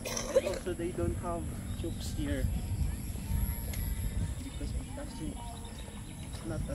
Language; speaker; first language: English; non-native, local second language; Filipino